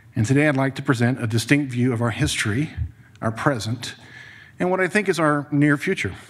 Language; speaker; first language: English; native; English